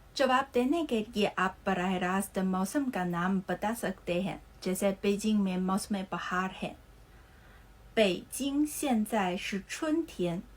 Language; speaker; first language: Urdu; native; Urdu